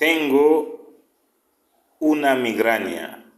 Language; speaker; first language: Spanish; non-native, fluent; Haitian Creole